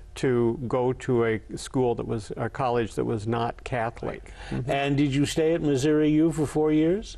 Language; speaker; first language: English; native; English